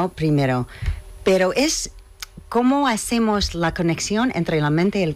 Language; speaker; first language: Spanish; non-native, fluent; English